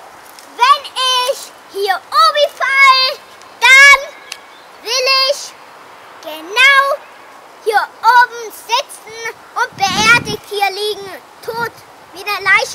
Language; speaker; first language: German; native; German